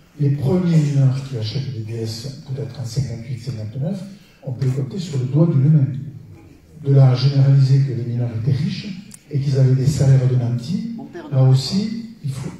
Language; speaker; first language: French; native; French